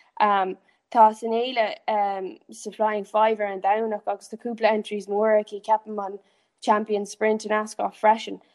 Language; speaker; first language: Irish; non-native, local second language; English